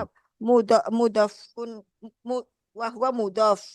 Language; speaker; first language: Arabic; non-native, learner; Indonesian